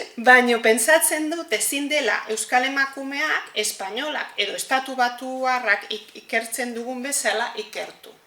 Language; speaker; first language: Basque; non-native, fluent; Catalan